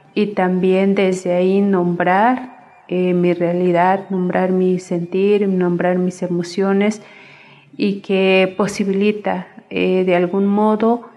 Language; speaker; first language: Spanish; non-native, local second language; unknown